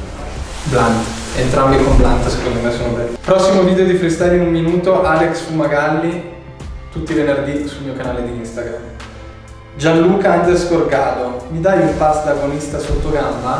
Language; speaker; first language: Italian; native; Italian